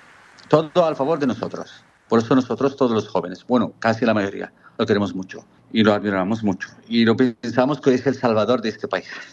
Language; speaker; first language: Spanish; non-native, fluent; Arabic